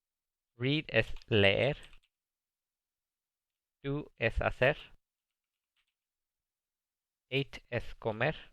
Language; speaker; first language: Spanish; early bilingual, heritage; Spanish